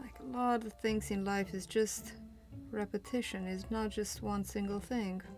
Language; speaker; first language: English; non-native, fluent; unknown